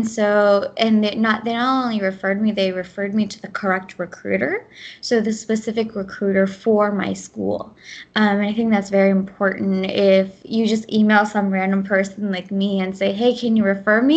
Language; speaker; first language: English; early bilingual, other home language; Gujarati